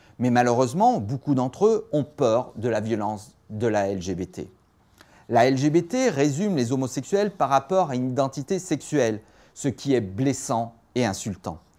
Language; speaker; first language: French; native; French